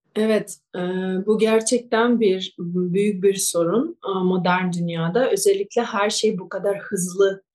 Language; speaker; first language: Turkish; non-native, fluent; Russian